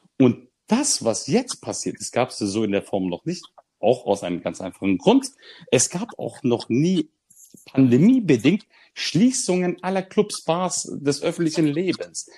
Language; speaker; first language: German; early bilingual, other home language; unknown